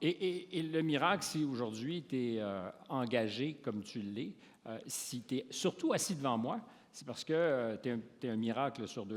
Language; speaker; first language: French; native; French